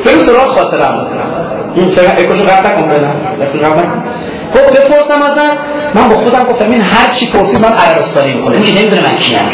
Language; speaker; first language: Persian; non-native, local second language; Azerbaijani